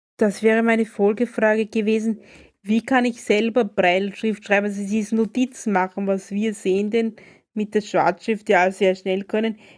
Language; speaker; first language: German; native; German